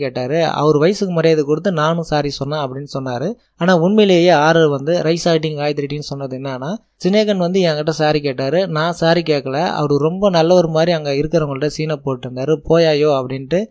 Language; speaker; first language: Tamil; native; Tamil